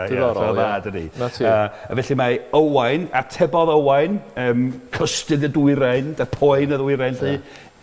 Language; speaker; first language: Welsh; non-native, fluent; English